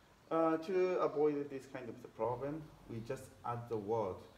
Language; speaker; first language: English; non-native, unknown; Japanese